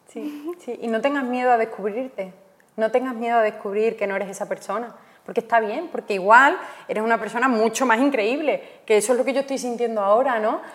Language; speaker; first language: Spanish; native; Spanish